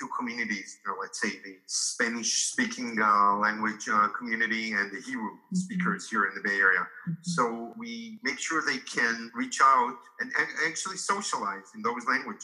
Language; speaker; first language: English; non-native, fluent; Hebrew